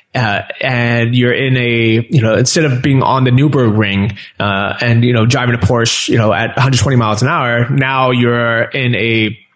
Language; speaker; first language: English; native; English